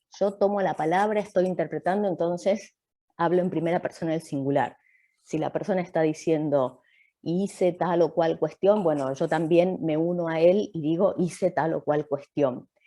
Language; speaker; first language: Spanish; native; Spanish